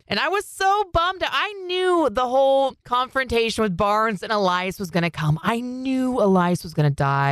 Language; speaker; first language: English; native; English